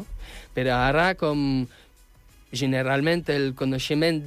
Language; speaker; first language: Catalan; non-native, fluent; French